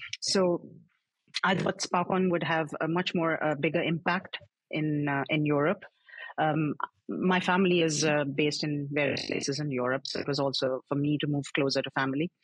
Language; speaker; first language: English; non-native, local second language; Hindi